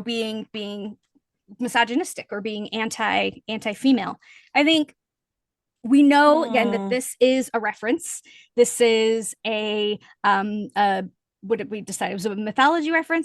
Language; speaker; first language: English; native; English